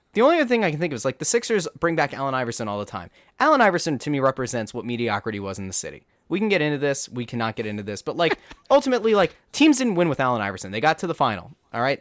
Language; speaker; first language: English; native; English